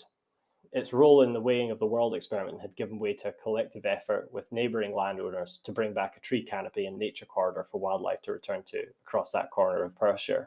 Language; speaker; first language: English; native; English